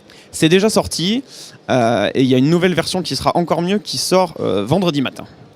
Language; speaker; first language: French; native; French